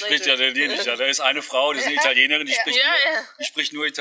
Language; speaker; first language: German; native; German